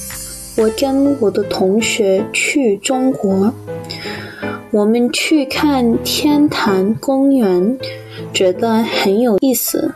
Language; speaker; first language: Chinese; non-native, learner; English